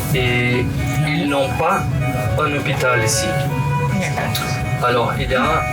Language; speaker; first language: French; non-native, learner; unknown